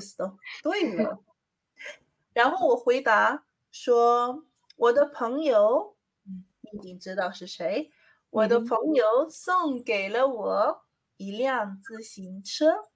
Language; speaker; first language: Chinese; non-native, learner; Spanish